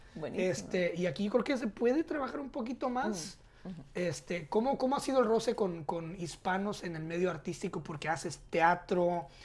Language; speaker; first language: Spanish; early bilingual, heritage; Spanish